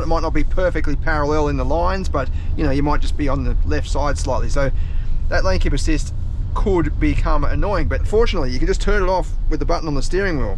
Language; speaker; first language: English; native; English